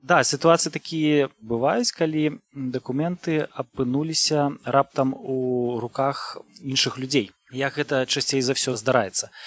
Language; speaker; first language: Belarusian; native; Belarusian